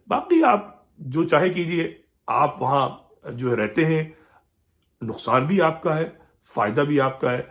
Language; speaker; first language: Urdu; native; Urdu